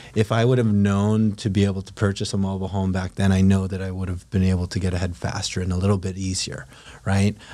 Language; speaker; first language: English; non-native, local second language; Filipino